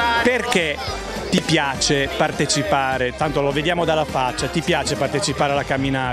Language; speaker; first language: Italian; native; Italian